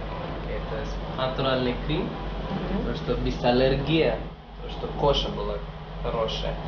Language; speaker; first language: Russian; non-native, learner; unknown